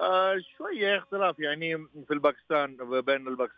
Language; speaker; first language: Arabic; non-native, learner; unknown